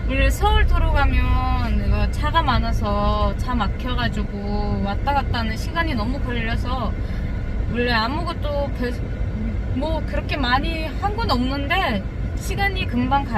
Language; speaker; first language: Korean; non-native, fluent; Mongolian